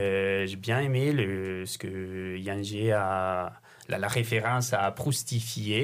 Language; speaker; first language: French; non-native, fluent; Italian